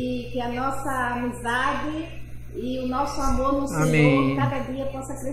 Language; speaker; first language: Portuguese; native; Portuguese